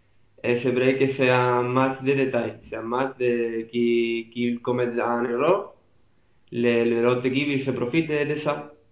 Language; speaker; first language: French; non-native, fluent; Spanish